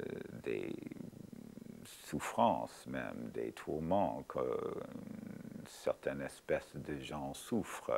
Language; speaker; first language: French; non-native, fluent; English